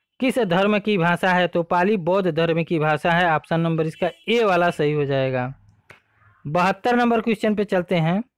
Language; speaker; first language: Hindi; native; Hindi